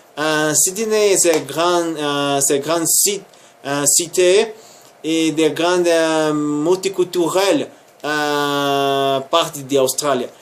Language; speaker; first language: French; non-native, learner; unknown